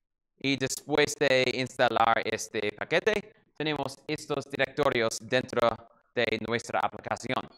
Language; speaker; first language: Spanish; non-native, learner; English